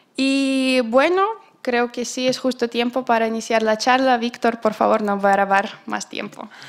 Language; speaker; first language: Spanish; non-native, fluent; Russian